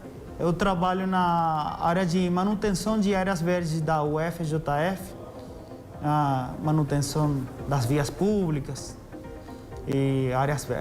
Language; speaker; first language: Portuguese; non-native, learner; Spanish